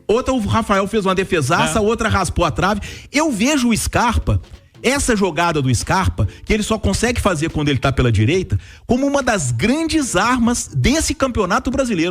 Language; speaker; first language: Portuguese; native; Portuguese